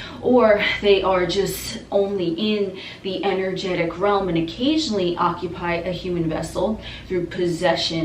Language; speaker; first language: English; native; English